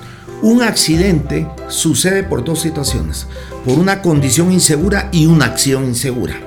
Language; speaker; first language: Spanish; native; Spanish